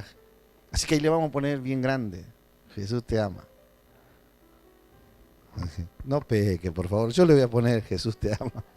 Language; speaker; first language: Spanish; native; Spanish